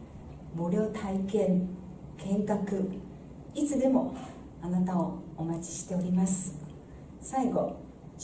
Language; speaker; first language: Japanese; non-native, fluent; Chinese